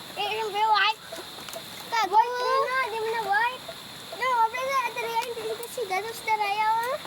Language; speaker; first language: Filipino; native; Filipino